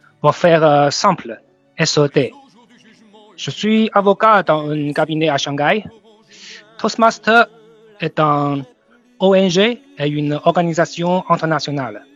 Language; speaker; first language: French; non-native, fluent; Chinese